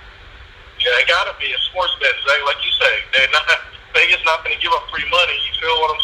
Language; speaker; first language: English; native; English